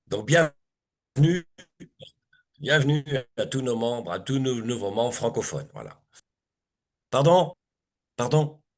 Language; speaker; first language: French; native; French